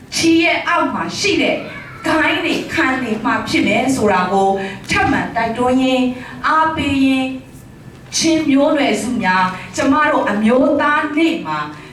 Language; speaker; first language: Burmese; non-native, local second language; Hakha Chin